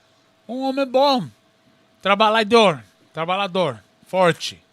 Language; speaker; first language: Portuguese; non-native, learner; Spanish